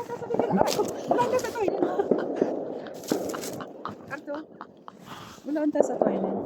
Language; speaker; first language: Finnish; non-native, learner; Filipino